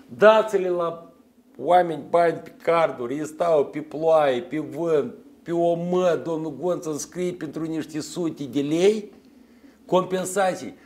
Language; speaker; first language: Romanian; native; Romanian